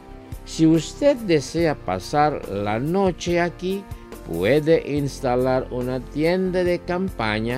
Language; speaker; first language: Spanish; non-native, fluent; Indonesian